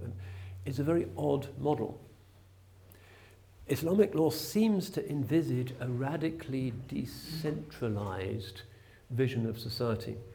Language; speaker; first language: English; native; English